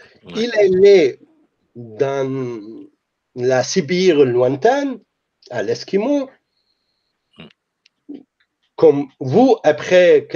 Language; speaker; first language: French; non-native, fluent; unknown